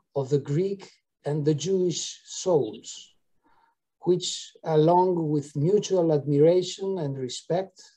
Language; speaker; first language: English; non-native, fluent; Greek